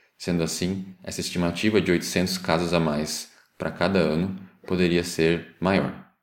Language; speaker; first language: Portuguese; native; Portuguese